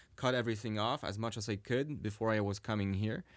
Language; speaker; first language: English; non-native, fluent; Swedish